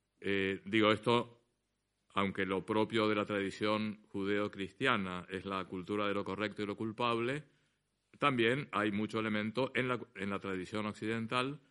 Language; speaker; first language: Spanish; native; Spanish